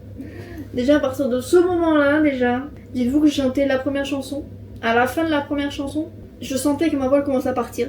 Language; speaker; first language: French; native; French